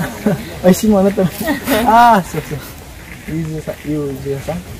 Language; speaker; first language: Japanese; non-native, learner; Indonesian